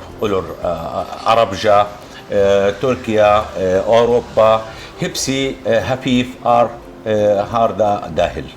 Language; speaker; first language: Turkish; non-native, learner; Arabic